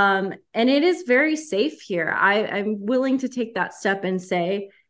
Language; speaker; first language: English; early bilingual, heritage; Spanish